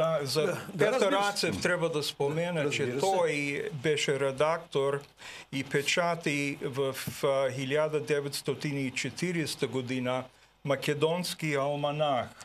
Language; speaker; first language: Bulgarian; early bilingual, heritage; Bulgarian